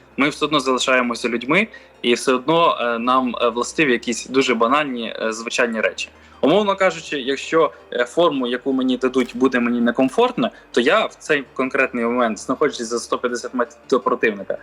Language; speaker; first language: Ukrainian; native; Ukrainian